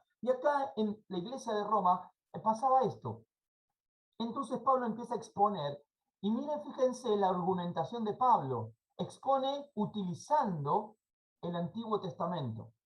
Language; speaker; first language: Spanish; native; Spanish